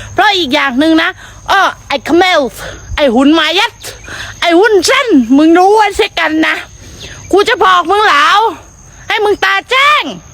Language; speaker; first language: Thai; native; Thai